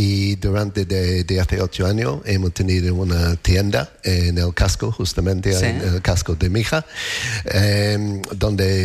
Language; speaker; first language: Spanish; non-native, learner; English